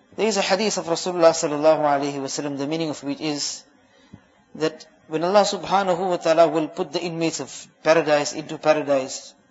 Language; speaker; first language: English; early bilingual, other home language; Urdu